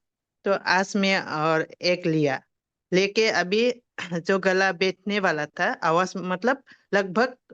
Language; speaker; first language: Hindi; non-native, local second language; Assamese